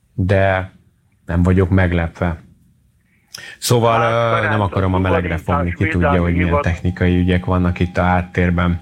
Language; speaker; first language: Hungarian; native; Hungarian